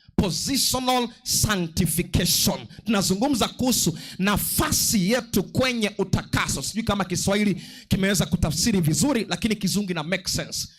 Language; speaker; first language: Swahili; non-native, local second language; Luo (Kenya and Tanzania)